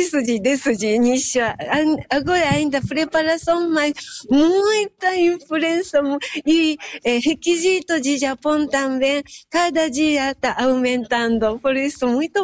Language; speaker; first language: Portuguese; non-native, fluent; Japanese